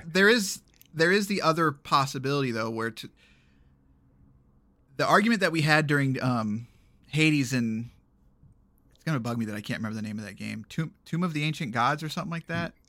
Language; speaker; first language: English; native; English